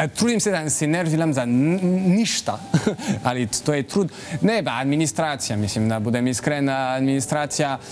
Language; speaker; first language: Serbian; non-native, learner; French